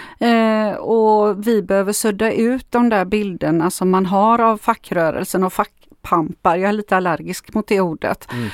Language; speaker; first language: Swedish; non-native, fluent; Macedonian